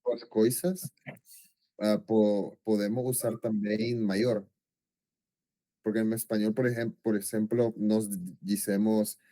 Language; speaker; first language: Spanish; non-native, learner; Portuguese